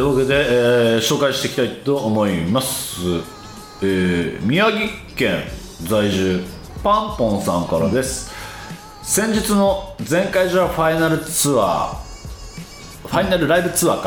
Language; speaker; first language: Japanese; native; Japanese